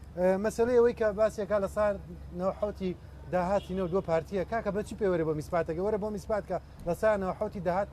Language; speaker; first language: Central Kurdish; native; Central Kurdish